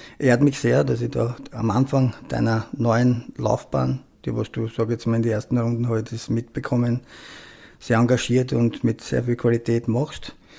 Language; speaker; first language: German; early bilingual, other home language; Croatian